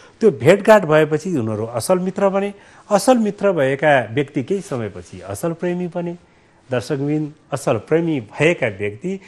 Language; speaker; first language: Nepali; native; Nepali